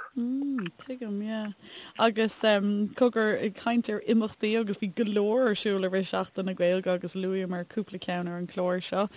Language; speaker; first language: Irish; native; Irish